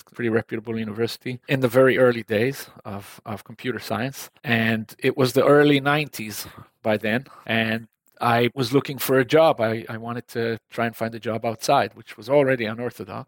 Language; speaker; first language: English; non-native, fluent; Hebrew